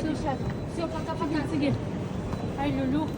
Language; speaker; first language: Russian; early bilingual, other home language; Tajik